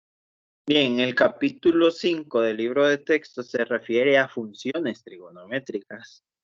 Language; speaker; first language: Spanish; native; Spanish